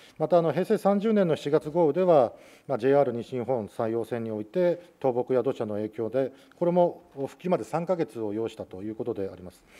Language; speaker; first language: Japanese; native; Japanese